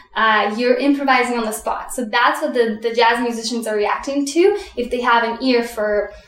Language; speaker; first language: English; early bilingual, other home language; Russian